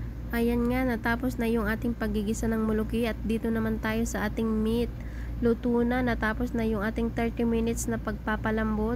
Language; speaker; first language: Filipino; native; Filipino